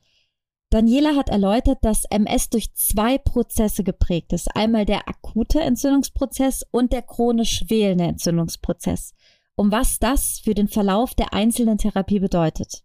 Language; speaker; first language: German; native; German